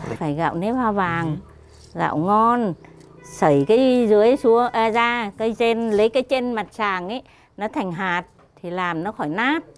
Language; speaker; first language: Vietnamese; non-native, local second language; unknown